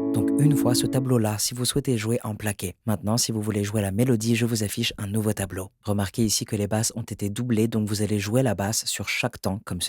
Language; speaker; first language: French; native; French